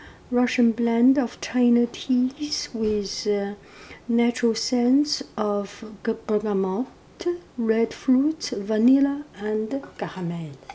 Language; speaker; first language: English; non-native, fluent; Chinese